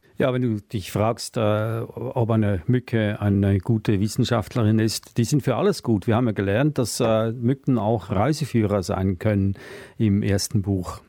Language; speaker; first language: German; native; German